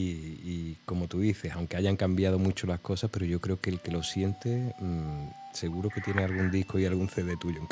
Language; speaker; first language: Spanish; native; Spanish